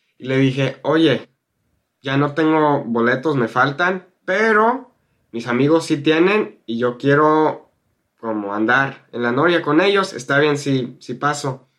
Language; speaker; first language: Spanish; non-native, fluent; English